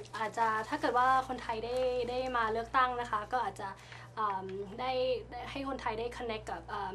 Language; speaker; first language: Thai; early bilingual, heritage; Thai